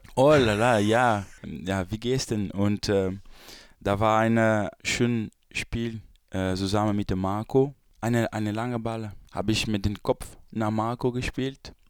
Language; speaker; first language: German; non-native, learner; Portuguese